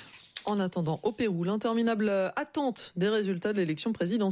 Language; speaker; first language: French; native; French